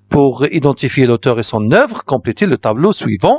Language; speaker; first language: French; non-native, local second language; Arabic